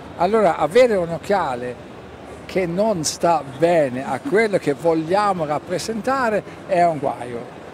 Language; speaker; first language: Italian; non-native, fluent; German